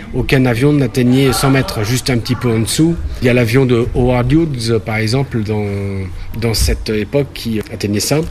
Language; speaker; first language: French; native; French